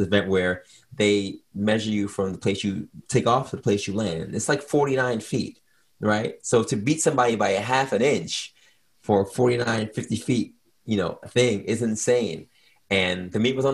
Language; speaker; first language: English; native; English